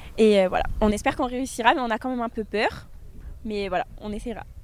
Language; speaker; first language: French; native; French